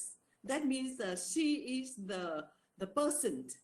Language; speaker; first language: English; non-native, learner; Vietnamese